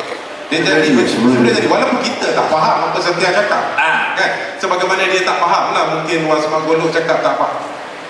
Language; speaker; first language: Malay; native; Malay